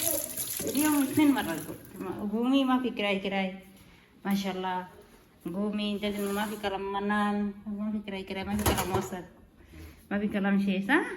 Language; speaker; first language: Arabic; non-native, learner; Bangla